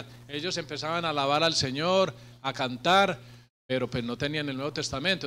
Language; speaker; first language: Spanish; native; Spanish